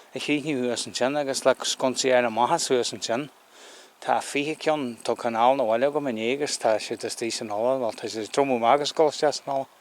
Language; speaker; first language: Irish; native; Irish